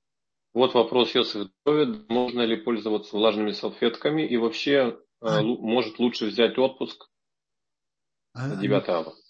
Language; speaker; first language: Russian; native; Russian